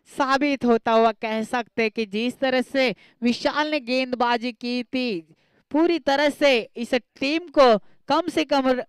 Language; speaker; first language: Hindi; non-native, local second language; Marathi